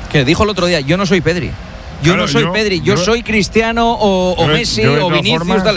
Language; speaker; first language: Spanish; native; Spanish